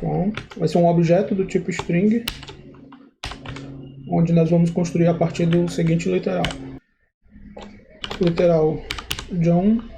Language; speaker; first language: Portuguese; native; Portuguese